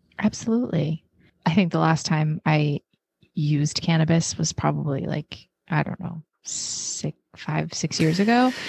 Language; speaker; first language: English; native; English